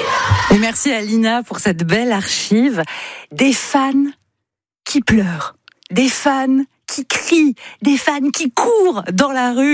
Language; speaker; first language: French; native; French